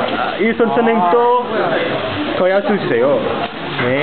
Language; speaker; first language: Korean; non-native, learner; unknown